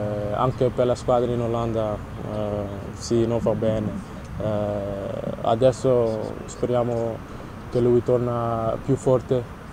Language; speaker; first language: Italian; non-native, learner; Dutch